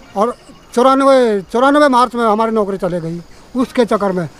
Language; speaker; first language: Hindi; native; Hindi